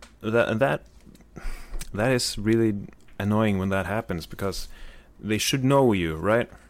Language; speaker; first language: English; non-native, fluent; Norwegian